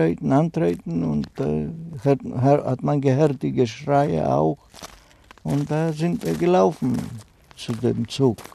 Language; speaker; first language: German; non-native, fluent; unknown